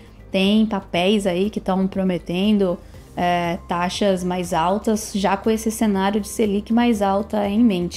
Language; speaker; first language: Portuguese; native; Portuguese